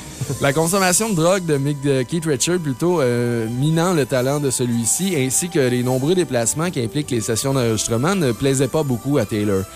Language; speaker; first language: French; native; French